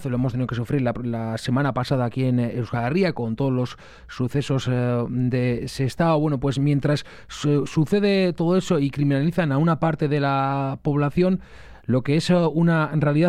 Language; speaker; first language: Spanish; native; Spanish